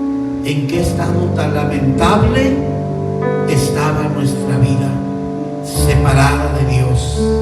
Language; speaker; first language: Spanish; native; Spanish